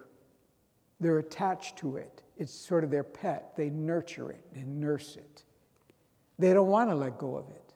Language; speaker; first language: English; native; English